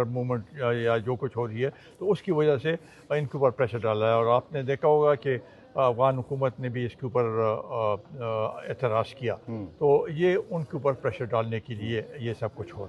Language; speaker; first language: Urdu; non-native, local second language; Pashto